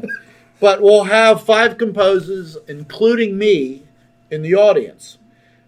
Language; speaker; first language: English; native; English